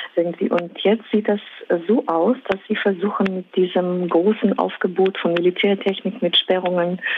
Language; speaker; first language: German; non-native, fluent; Russian